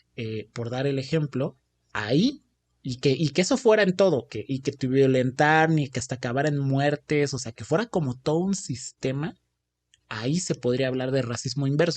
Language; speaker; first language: Spanish; native; Spanish